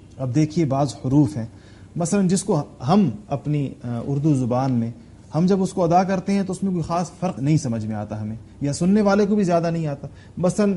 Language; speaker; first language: Urdu; non-native, local second language; Pashto